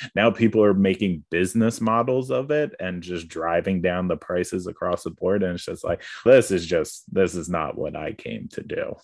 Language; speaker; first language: English; native; English